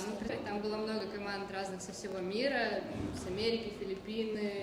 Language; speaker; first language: Russian; native; Russian